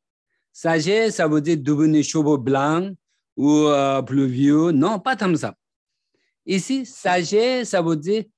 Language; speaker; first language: French; non-native, learner; Tibetan